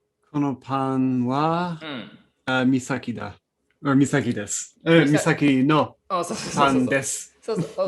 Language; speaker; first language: Japanese; non-native, learner; English